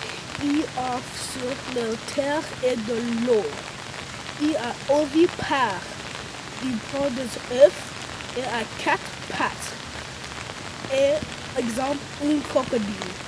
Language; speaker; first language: French; non-native, learner; English